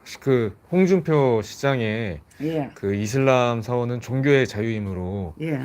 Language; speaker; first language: Korean; native; Korean